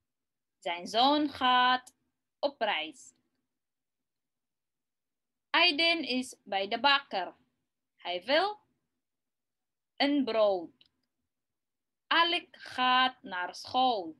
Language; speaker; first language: Dutch; non-native, learner; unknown